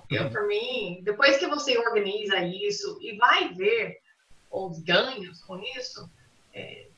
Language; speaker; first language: Portuguese; non-native, fluent; English